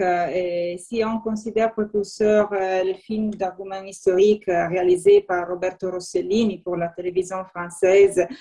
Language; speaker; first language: French; non-native, learner; Italian